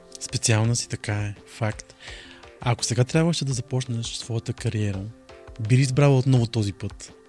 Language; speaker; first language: Bulgarian; native; Bulgarian